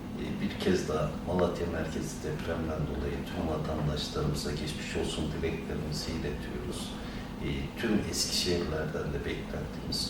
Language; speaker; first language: Turkish; native; Turkish